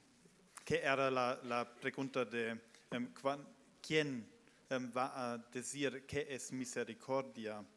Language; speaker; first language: Spanish; non-native, fluent; German